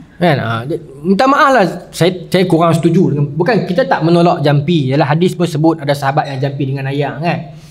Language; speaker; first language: Malay; native; Malay